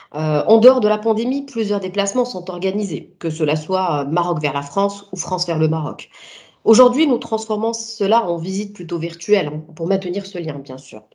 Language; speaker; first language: French; non-native, local second language; Arabic